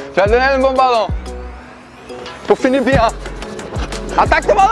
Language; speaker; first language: French; non-native, learner; Portuguese